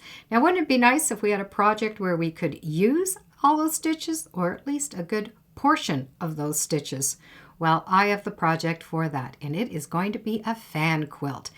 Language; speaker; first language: English; native; English